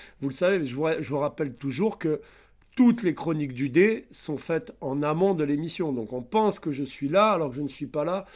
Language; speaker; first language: French; native; French